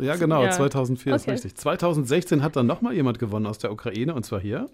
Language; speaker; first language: German; native; German